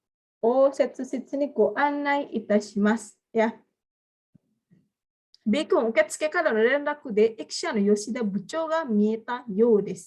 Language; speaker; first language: Japanese; non-native, fluent; Indonesian